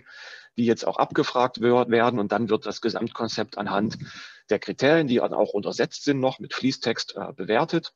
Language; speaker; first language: German; native; German